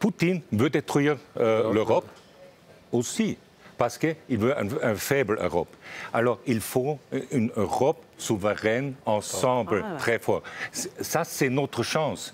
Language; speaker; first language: French; non-native, fluent; German